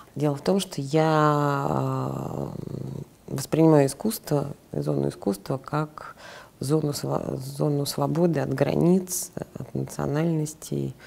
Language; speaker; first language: Russian; native; Russian